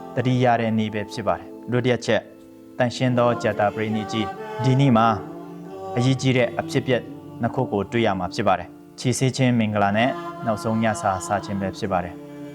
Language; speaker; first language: Burmese; non-native, local second language; Hakha Chin